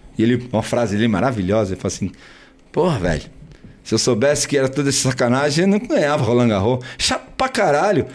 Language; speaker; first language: Portuguese; early bilingual, other home language; Spanish